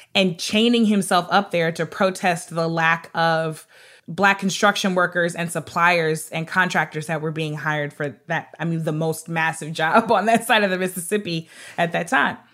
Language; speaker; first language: English; native; English